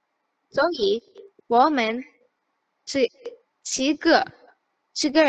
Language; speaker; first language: Chinese; non-native, learner; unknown